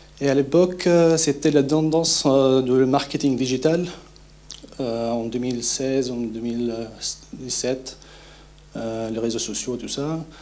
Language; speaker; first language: French; non-native, fluent; Arabic